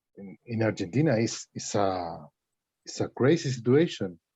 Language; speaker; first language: English; non-native, learner; Spanish